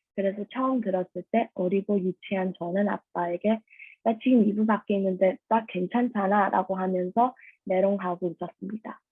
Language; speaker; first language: Korean; early bilingual, heritage; Korean